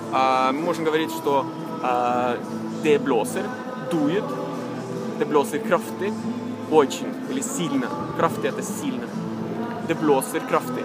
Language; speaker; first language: Russian; non-native, fluent; Norwegian